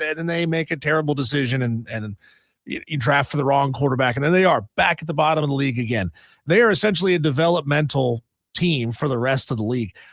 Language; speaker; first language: English; native; English